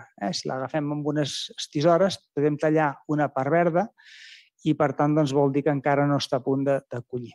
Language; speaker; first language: Catalan; native; Catalan